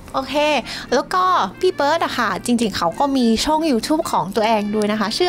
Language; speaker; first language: Thai; non-native, fluent; Vietnamese